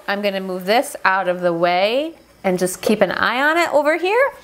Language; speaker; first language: English; non-native, fluent; Persian